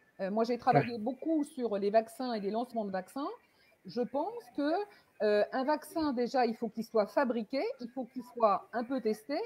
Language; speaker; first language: French; native; French